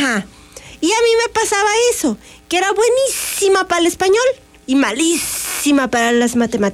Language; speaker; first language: Spanish; native; Spanish